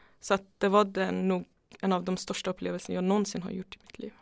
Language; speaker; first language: Swedish; non-native, fluent; Persian